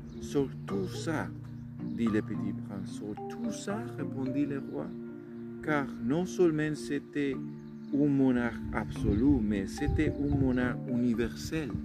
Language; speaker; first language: French; non-native, learner; Spanish